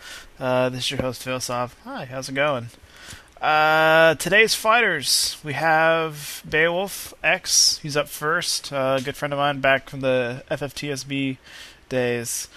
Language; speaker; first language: English; native; English